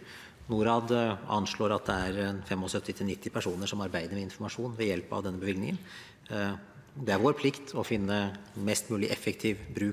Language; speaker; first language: Norwegian; native; Norwegian